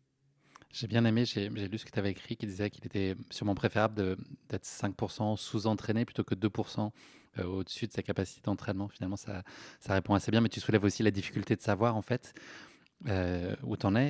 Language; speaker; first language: French; native; French